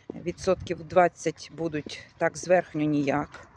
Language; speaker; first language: Ukrainian; native; Ukrainian